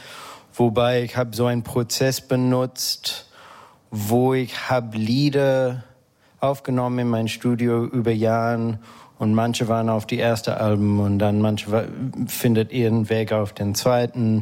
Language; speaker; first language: German; non-native, fluent; English